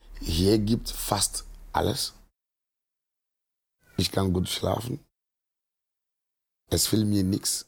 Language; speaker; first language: German; non-native, learner; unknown